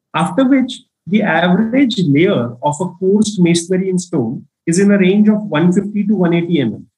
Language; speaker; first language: English; non-native, local second language; Marathi